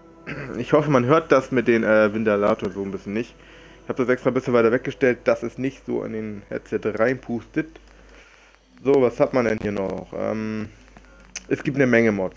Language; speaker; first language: German; native; German